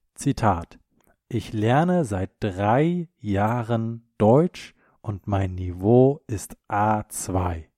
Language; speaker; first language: German; native; German